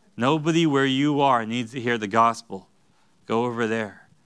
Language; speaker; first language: English; native; English